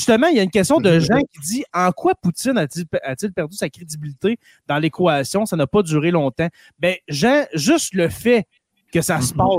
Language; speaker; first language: French; native; French